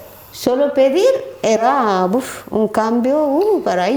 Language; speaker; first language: Spanish; non-native, learner; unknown